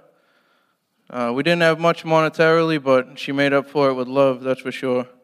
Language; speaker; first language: English; native; English